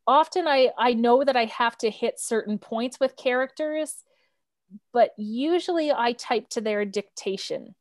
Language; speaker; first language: English; native; English